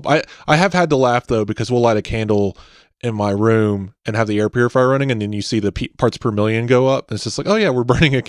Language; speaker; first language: English; native; English